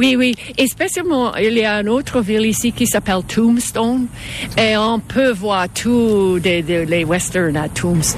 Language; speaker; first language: French; non-native, fluent; English